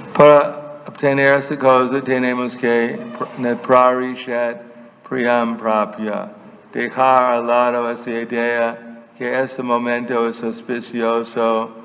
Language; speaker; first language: Spanish; non-native, fluent; English